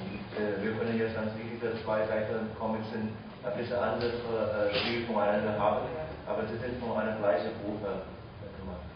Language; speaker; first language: German; non-native, fluent; Chinese